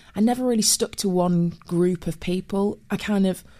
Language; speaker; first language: English; native; English